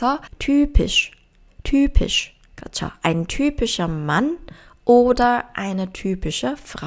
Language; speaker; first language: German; non-native, fluent; Korean